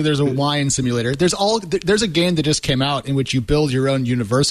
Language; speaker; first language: English; native; English